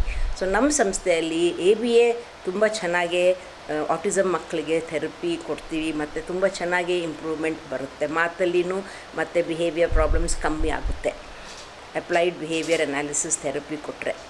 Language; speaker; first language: Kannada; non-native, local second language; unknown